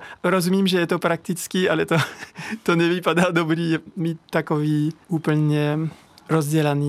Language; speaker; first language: Czech; non-native, learner; French